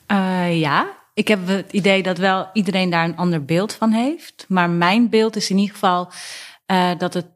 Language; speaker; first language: Dutch; early bilingual, other home language; Persian